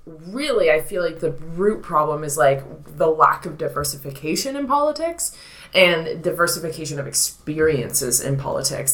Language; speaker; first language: English; native; English